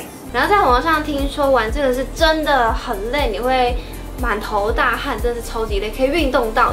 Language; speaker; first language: Chinese; native; Chinese